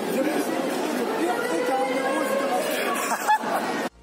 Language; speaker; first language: French; native; French